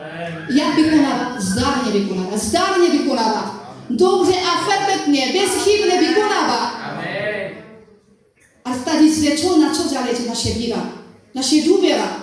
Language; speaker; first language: Czech; non-native, fluent; Korean